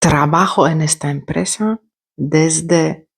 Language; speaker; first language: Spanish; non-native, fluent; Polish